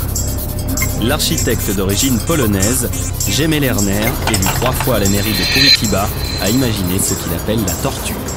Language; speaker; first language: French; native; French